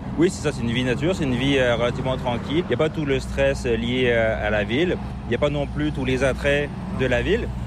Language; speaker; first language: French; native; French